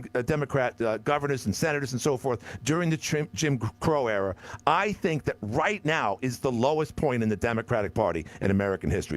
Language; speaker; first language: English; native; English